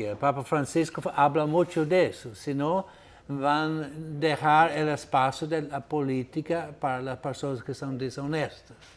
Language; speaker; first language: Spanish; non-native, fluent; Portuguese